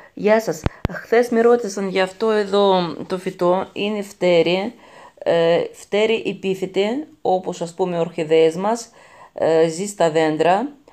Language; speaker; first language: Greek; non-native, fluent; Russian